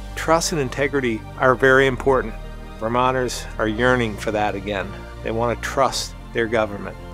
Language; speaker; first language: English; native; English